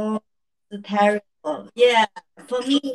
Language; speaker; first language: English; non-native, learner; Chinese